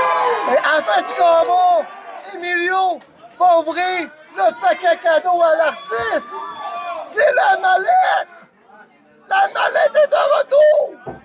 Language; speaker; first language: French; native; French